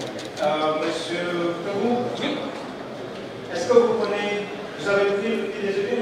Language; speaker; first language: French; non-native, fluent; Indonesian